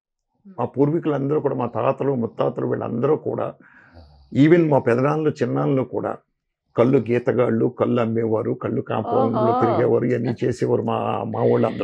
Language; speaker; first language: Telugu; native; Telugu